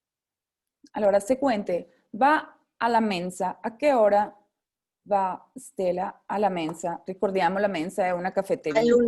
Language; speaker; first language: Italian; non-native, fluent; Spanish